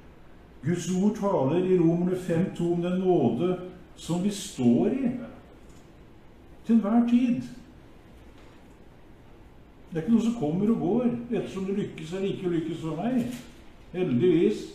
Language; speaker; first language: Norwegian; native; Norwegian